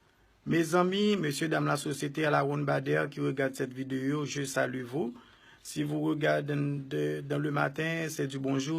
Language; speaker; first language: French; non-native, local second language; Haitian Creole